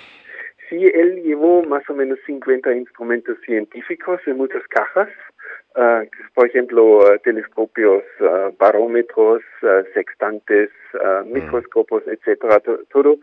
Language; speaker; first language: Spanish; non-native, fluent; German